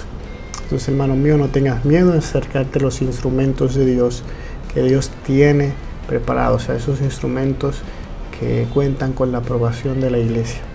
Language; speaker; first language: Spanish; native; Spanish